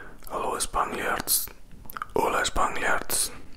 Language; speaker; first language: English; non-native, fluent; Spanish